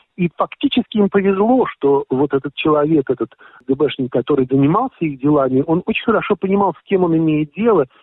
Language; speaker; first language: Russian; native; Russian